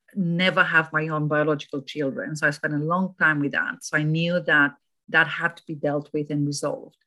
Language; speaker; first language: English; non-native, fluent; Romanian